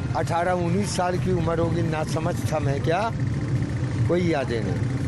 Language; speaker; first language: Urdu; native; Urdu